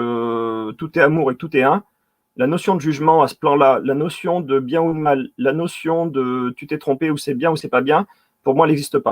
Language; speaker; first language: French; native; French